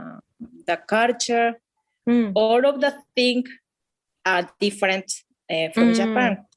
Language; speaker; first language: English; non-native, fluent; Japanese